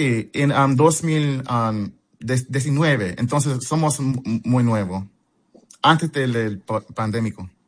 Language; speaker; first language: Spanish; early bilingual, heritage; Spanish